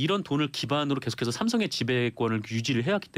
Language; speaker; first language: Korean; native; Korean